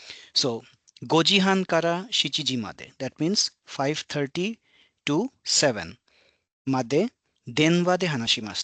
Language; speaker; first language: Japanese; non-native, fluent; Hindi